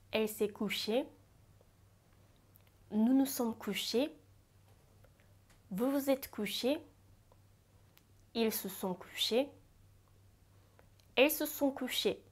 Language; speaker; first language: French; non-native, fluent; Japanese